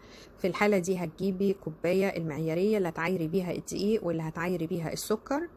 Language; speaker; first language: Arabic; native; Arabic